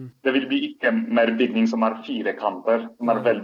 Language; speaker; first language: Norwegian; non-native, fluent; Polish